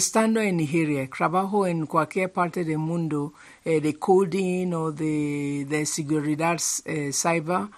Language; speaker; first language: Spanish; non-native, fluent; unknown